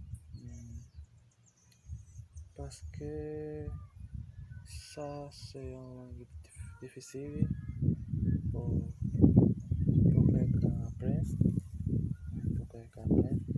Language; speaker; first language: French; non-native, learner; Portuguese